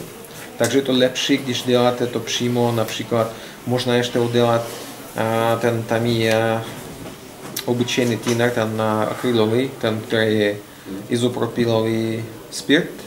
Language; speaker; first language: Czech; non-native, learner; Russian